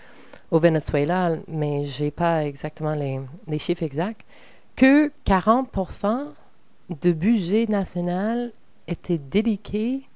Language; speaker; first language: French; non-native, learner; English